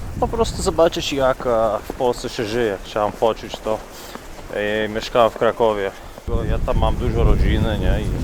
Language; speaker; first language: Polish; early bilingual, heritage; Polish